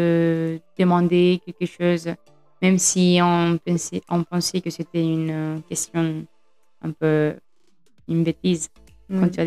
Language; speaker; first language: French; non-native, fluent; Spanish